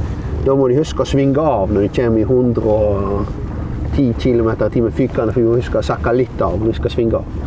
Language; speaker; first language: Norwegian; native; Norwegian